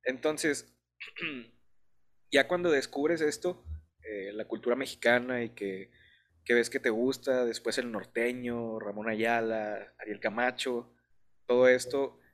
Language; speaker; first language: Spanish; native; Spanish